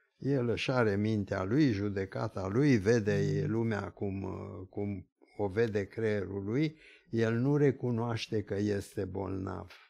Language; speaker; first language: Romanian; early bilingual, other home language; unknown